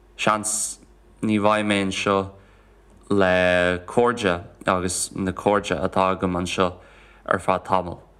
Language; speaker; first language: Irish; non-native, local second language; English